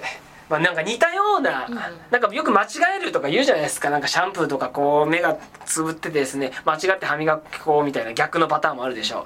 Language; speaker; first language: Japanese; native; Japanese